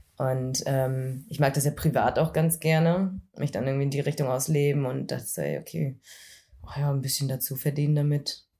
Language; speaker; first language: German; early bilingual, other home language; Vietnamese